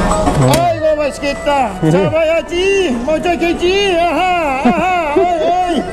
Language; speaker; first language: Korean; non-native, learner; Turkish